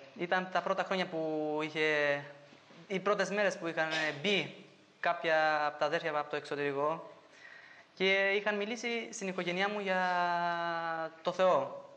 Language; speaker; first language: Greek; non-native, fluent; Albanian